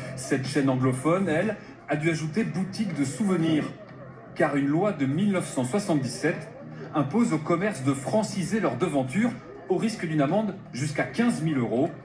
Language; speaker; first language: French; native; French